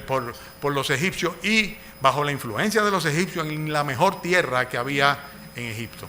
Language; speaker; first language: Spanish; native; Spanish